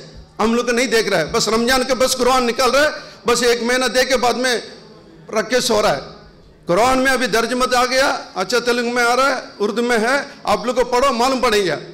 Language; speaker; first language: Hindi; non-native, local second language; Urdu